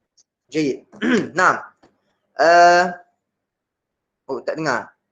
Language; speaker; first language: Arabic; non-native, fluent; Malay